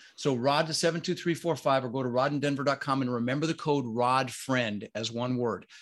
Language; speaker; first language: English; early bilingual, other home language; Dutch